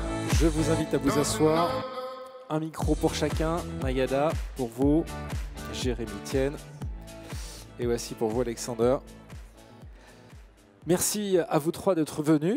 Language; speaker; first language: French; native; French